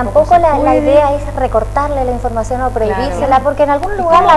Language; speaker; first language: Spanish; native; Spanish